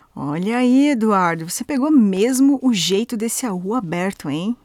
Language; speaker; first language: Portuguese; native; Portuguese